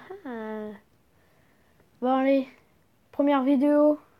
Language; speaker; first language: French; native; French